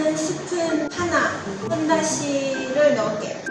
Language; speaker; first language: Korean; non-native, fluent; Japanese